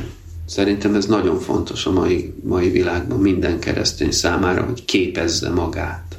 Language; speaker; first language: Hungarian; native; Hungarian